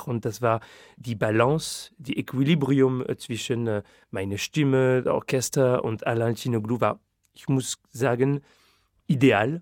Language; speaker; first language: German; non-native, fluent; French